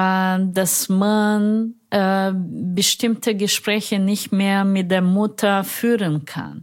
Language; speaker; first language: German; non-native, fluent; Portuguese